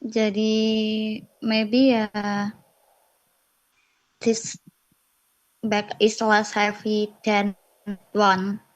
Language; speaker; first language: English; non-native, learner; Indonesian